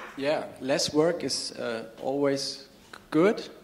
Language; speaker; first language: English; non-native, learner; German